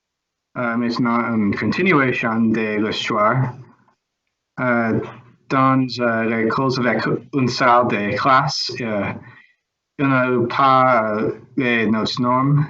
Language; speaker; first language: French; non-native, learner; English